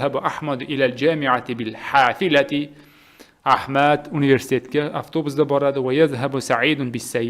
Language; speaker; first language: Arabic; non-native, fluent; Uzbek